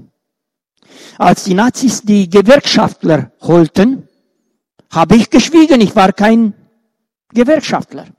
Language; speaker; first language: German; non-native, fluent; Romanian